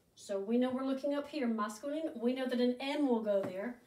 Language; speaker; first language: English; native; English